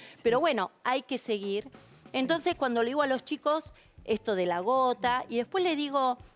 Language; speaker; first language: Spanish; native; Spanish